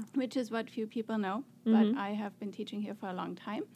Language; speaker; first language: English; non-native, fluent; German